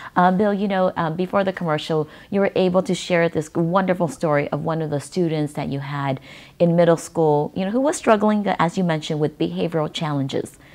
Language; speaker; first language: English; early bilingual, other home language; Vietnamese